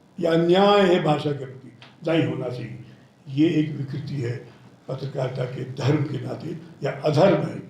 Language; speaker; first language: Hindi; non-native, local second language; Telugu